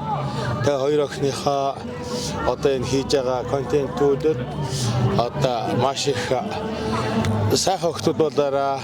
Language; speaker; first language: Mongolian; non-native, local second language; Kazakh